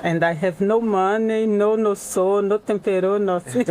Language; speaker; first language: English; non-native, learner; Portuguese